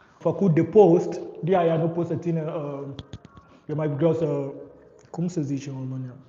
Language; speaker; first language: Romanian; non-native, learner; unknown